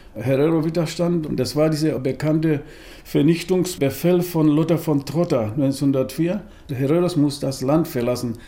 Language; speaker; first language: German; non-native, fluent; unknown